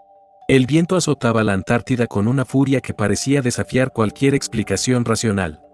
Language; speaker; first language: Spanish; native; Spanish